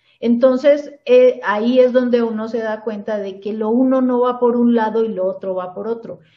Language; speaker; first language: Spanish; native; Spanish